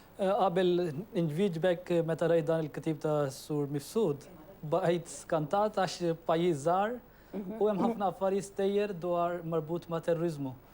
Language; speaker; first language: Maltese; non-native, fluent; Urdu